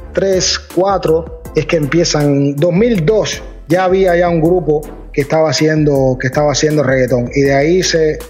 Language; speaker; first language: Spanish; native; Spanish